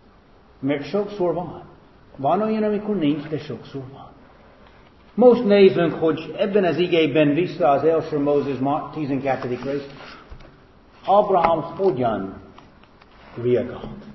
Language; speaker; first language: Hungarian; non-native, fluent; English